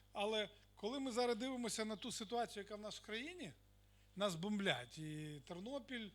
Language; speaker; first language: Ukrainian; non-native, local second language; Russian